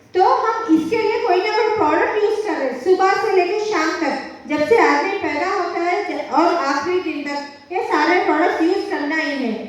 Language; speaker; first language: Hindi; non-native, local second language; Telugu